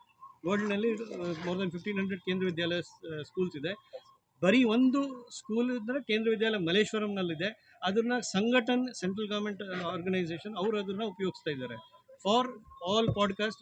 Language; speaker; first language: Kannada; non-native, local second language; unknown